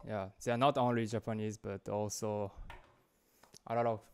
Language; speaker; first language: English; non-native, learner; Japanese